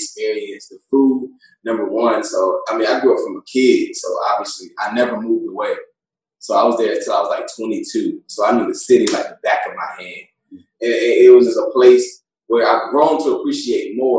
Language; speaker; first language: English; native; English